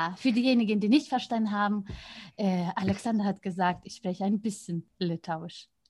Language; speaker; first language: German; non-native, fluent; Lithuanian